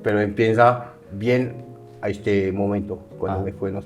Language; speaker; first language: Spanish; non-native, learner; French